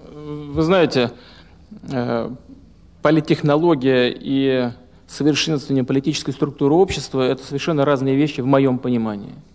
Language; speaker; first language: Russian; native; Russian